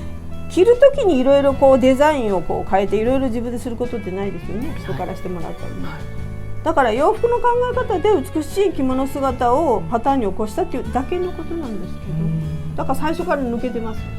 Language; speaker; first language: Japanese; native; Japanese